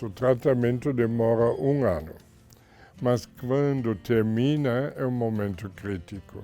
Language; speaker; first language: Portuguese; non-native, fluent; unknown